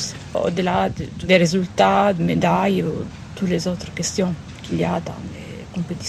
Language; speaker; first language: French; non-native, learner; Italian